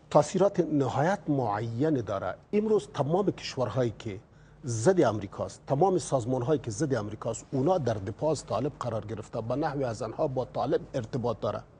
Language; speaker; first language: Persian; native; Persian